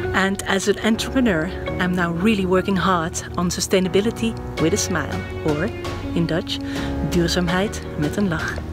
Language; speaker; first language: English; non-native, fluent; Italian